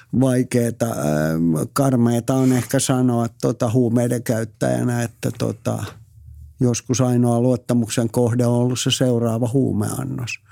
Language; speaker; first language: Finnish; native; Finnish